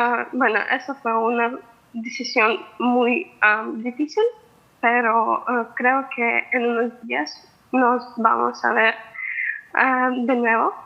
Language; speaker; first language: Spanish; non-native, fluent; Ukrainian